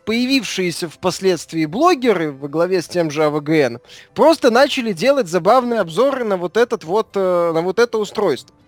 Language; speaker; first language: Russian; native; Russian